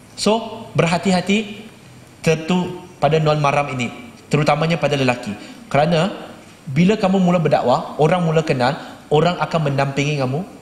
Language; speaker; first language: Malay; native; Malay